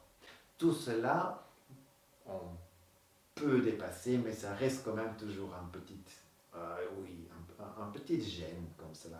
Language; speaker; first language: French; non-native, local second language; Dutch